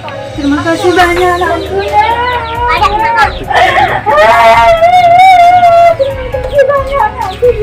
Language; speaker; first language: Indonesian; non-native, local second language; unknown